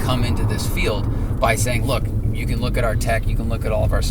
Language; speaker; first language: English; native; English